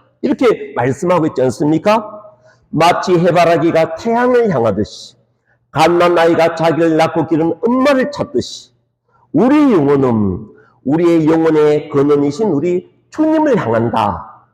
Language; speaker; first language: Korean; native; Korean